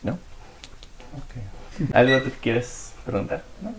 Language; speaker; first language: Spanish; native; Spanish